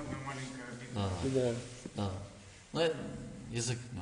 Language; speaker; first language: Russian; non-native, learner; Turkish